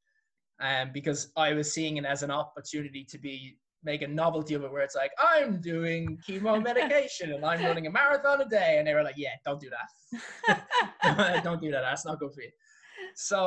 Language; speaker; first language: English; native; English